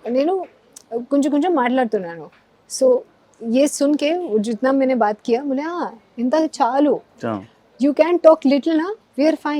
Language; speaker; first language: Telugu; non-native, learner; Hindi